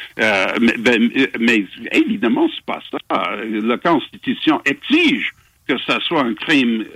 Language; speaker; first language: French; non-native, fluent; English